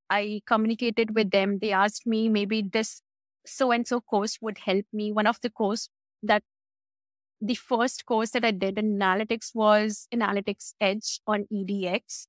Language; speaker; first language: English; non-native, local second language; Hindi